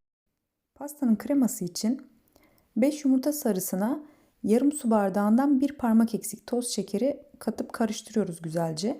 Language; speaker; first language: Turkish; native; Turkish